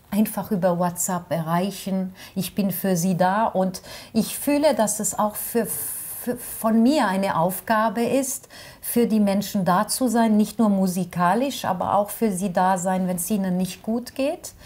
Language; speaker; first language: German; non-native, fluent; French